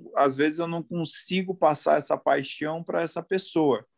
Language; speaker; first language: Portuguese; native; Portuguese